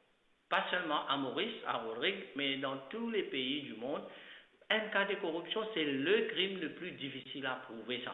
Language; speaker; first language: French; non-native, local second language; Morisyen